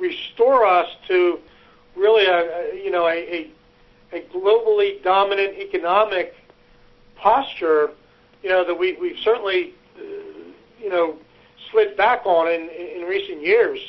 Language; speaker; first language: English; native; English